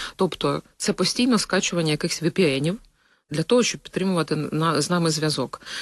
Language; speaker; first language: Ukrainian; native; Ukrainian